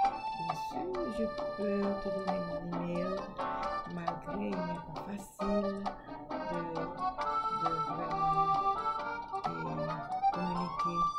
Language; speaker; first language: French; non-native, local second language; Haitian Creole